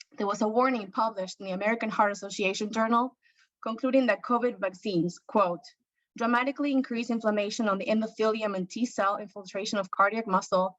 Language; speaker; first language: English; non-native, fluent; Spanish